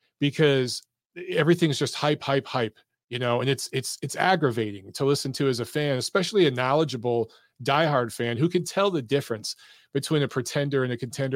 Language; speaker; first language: English; native; English